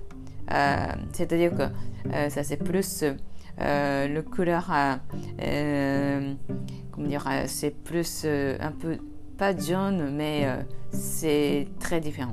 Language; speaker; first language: French; non-native, fluent; Japanese